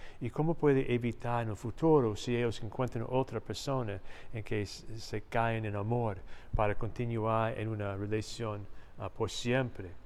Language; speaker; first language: Spanish; non-native, learner; English